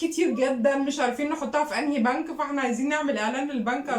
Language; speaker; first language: Arabic; native; Arabic